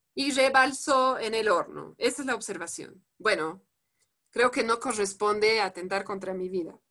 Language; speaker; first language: Spanish; non-native, fluent; French